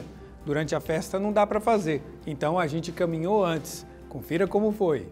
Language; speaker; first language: Portuguese; native; Portuguese